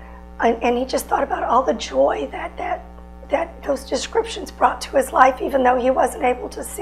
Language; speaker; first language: English; native; English